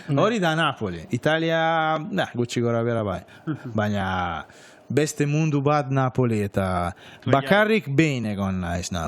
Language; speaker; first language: Basque; non-native, fluent; Italian